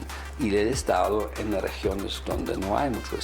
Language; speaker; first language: Spanish; non-native, fluent; German